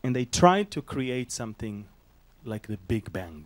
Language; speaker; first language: English; non-native, fluent; Hebrew